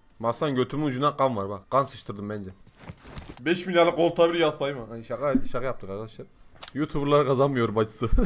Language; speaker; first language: Turkish; native; Turkish